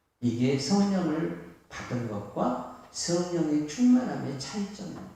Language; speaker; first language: Korean; native; Korean